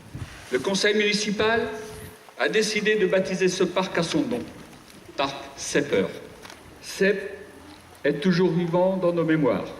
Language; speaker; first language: French; native; French